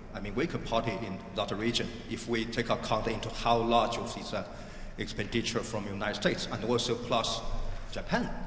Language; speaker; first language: English; non-native, fluent; Chinese